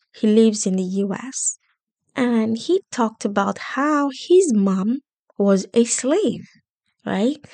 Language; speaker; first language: English; non-native, local second language; Yoruba